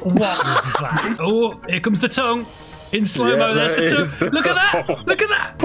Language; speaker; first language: English; native; English